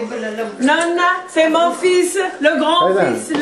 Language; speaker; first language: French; non-native, local second language; Arabic